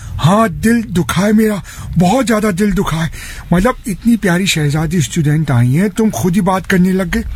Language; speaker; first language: Hindi; native; Hindi